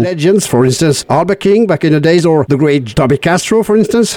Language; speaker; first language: English; non-native, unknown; French